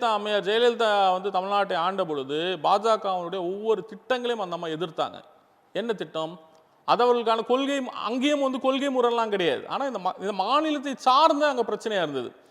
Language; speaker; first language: Tamil; non-native, local second language; Urdu